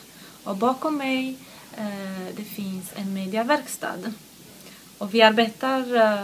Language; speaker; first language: Swedish; non-native, fluent; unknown